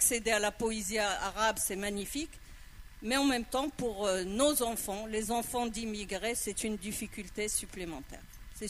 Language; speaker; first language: French; non-native, local second language; Arabic